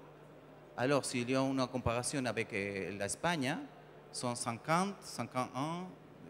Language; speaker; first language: French; non-native, learner; Spanish